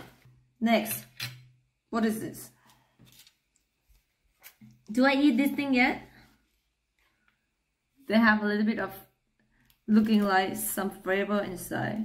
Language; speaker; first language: English; non-native, learner; Thai